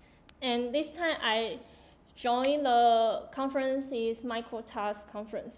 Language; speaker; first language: English; non-native, learner; Chinese